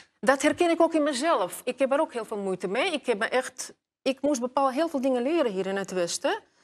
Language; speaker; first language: Dutch; non-native, fluent; Russian